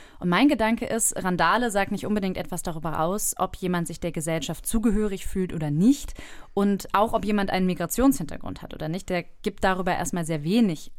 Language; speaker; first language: German; native; German